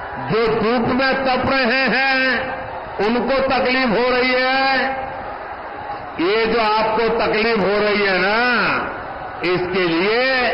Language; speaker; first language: Hindi; non-native, local second language; Gujarati